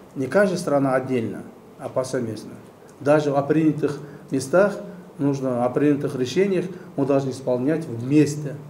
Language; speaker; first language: Russian; non-native, local second language; Kyrgyz